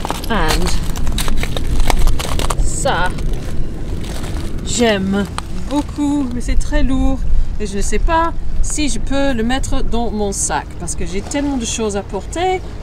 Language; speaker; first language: French; non-native, learner; English